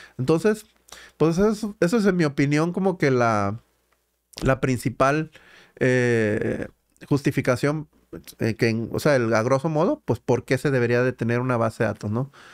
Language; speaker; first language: Spanish; native; Spanish